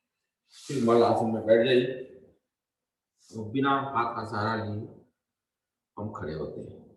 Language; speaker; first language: Hindi; native; Hindi